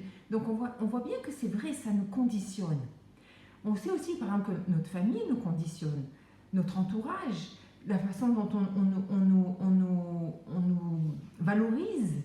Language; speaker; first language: French; native; French